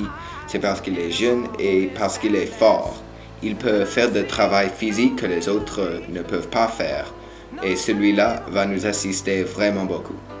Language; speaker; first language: French; non-native, learner; English